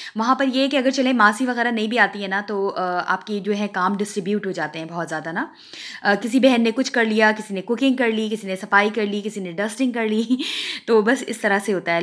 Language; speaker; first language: Urdu; non-native, local second language; Punjabi